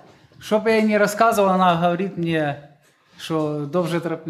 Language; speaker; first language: Polish; non-native, learner; Russian